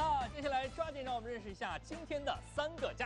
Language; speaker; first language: Chinese; native; Chinese